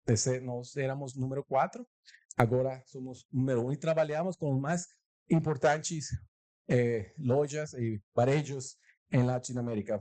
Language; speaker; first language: Portuguese; non-native, learner; Spanish